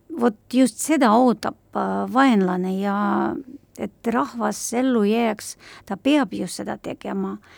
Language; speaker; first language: Estonian; non-native, local second language; Russian